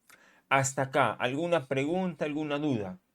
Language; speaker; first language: Spanish; native; Spanish